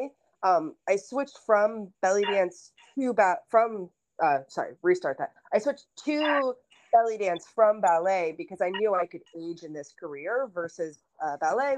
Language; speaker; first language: English; native; English